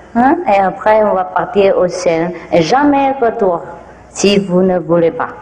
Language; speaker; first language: French; non-native, fluent; Vietnamese